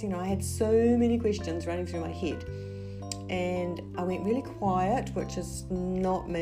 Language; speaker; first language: English; native; English